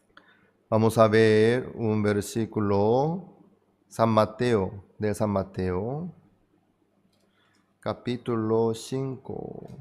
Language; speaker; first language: Spanish; non-native, fluent; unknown